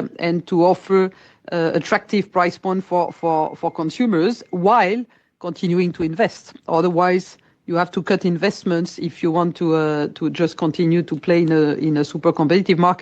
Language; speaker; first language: English; non-native, fluent; French